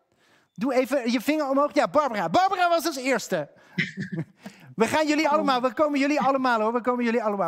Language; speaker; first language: Dutch; native; Dutch